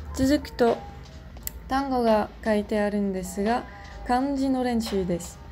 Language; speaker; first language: Japanese; non-native, fluent; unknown